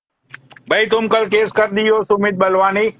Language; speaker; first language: Hindi; native; Hindi